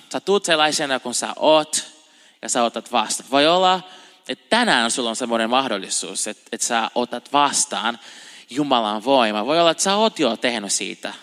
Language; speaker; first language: Finnish; non-native, fluent; Portuguese